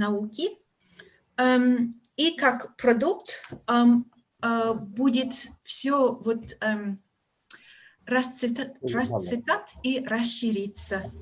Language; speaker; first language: Russian; non-native, fluent; English